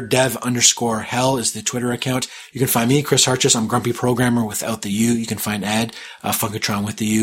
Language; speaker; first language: English; native; English